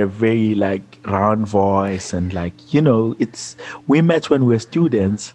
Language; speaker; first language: English; non-native, local second language; Zulu